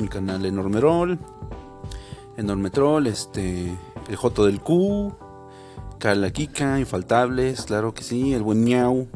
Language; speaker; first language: Spanish; native; Spanish